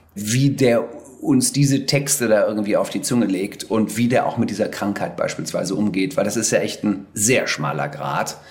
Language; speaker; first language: German; native; German